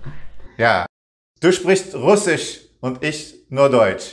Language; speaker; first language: German; non-native, learner; English